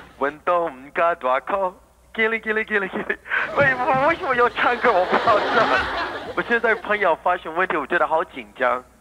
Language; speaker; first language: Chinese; non-native, learner; English